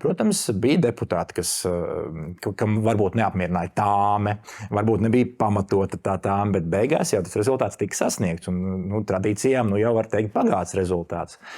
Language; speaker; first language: Latvian; native; Latvian